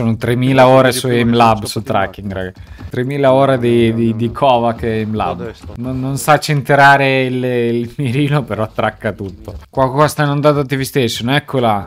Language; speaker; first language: Italian; native; Italian